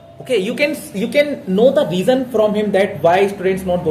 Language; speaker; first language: English; non-native, fluent; Hindi